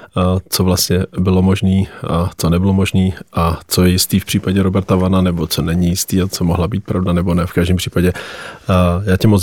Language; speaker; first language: Czech; native; Czech